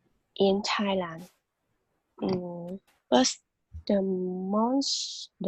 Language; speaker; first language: English; non-native, learner; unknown